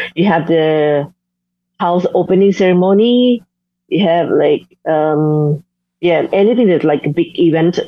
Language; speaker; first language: English; non-native, fluent; Thai